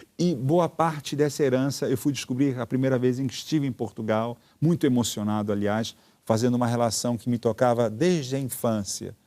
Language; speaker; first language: Portuguese; early bilingual, other home language; Italian